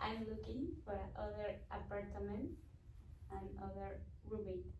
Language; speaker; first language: English; non-native, learner; Spanish